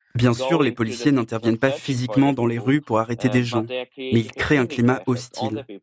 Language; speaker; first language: French; non-native, fluent; Polish